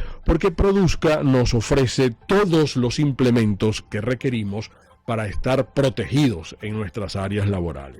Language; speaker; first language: Spanish; native; Spanish